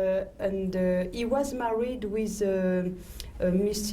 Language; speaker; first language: English; non-native, learner; French